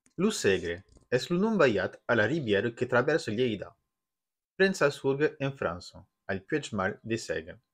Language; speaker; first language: Occitan; non-native, local second language; French